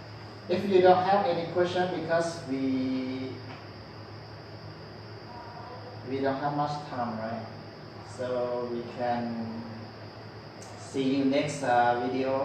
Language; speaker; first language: English; non-native, learner; Lao